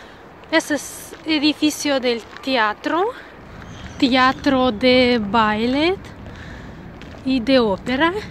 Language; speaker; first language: Spanish; non-native, fluent; Russian